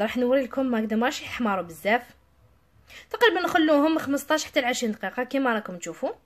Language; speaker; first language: Arabic; native; Arabic